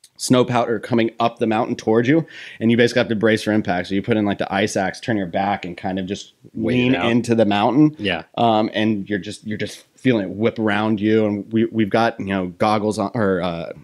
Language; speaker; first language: English; native; English